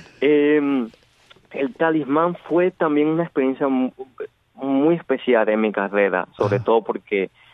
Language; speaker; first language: Spanish; native; Spanish